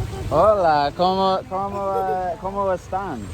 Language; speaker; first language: Spanish; non-native, learner; English